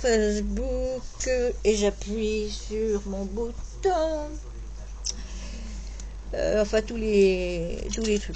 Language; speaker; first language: French; native; French